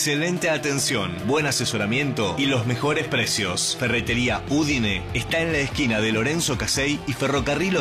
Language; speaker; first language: Spanish; native; Spanish